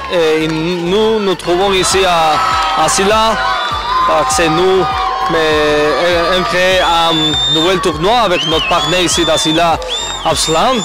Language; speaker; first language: French; non-native, learner; Spanish